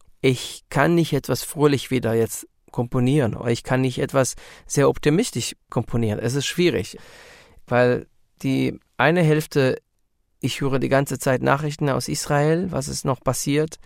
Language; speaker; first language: German; non-native, learner; Hebrew